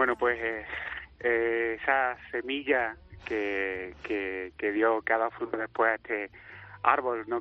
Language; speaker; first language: Spanish; native; Spanish